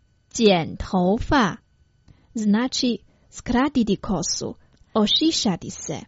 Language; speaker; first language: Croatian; non-native, fluent; Chinese